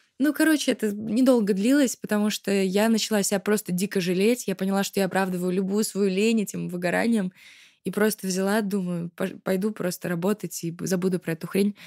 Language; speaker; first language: Russian; native; Russian